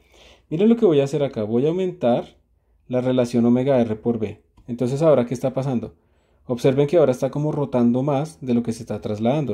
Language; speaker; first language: Spanish; native; Spanish